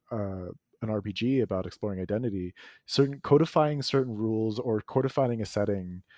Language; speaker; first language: English; native; English